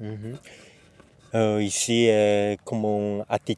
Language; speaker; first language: French; non-native, learner; Japanese